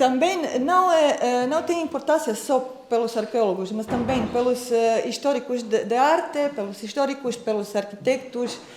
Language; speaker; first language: Portuguese; non-native, fluent; Croatian